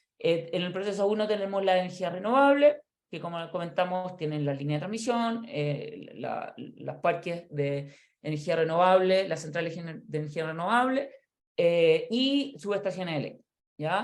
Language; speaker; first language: Spanish; native; Spanish